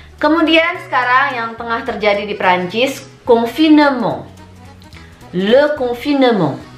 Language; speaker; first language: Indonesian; native; Indonesian